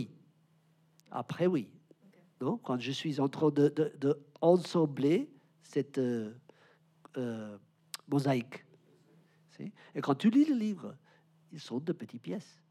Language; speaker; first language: French; non-native, learner; Spanish